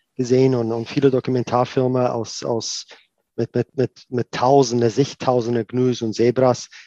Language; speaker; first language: German; non-native, fluent; Afrikaans